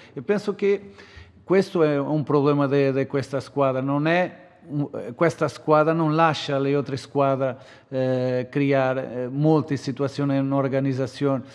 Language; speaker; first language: Italian; non-native, fluent; Portuguese